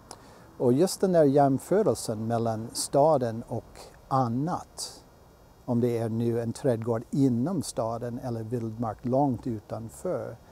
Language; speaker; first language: Swedish; non-native, fluent; English